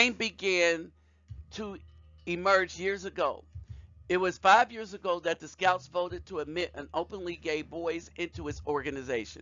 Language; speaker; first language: English; native; English